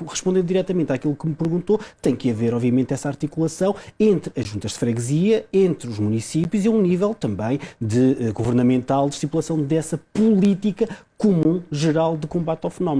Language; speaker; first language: Portuguese; native; Portuguese